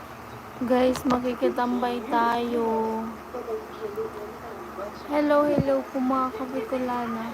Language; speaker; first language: Filipino; non-native, local second language; Bikol